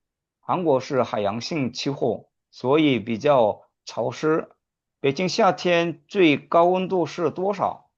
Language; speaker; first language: Chinese; non-native, fluent; Korean